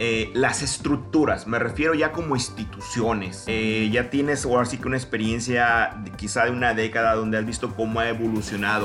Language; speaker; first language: Spanish; native; Spanish